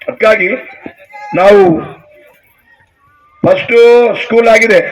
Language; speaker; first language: Kannada; non-native, local second language; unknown